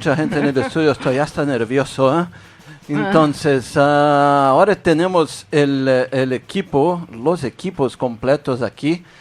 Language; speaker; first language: Spanish; non-native, fluent; Portuguese